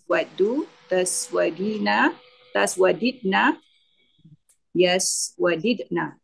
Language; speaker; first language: Arabic; non-native, learner; Indonesian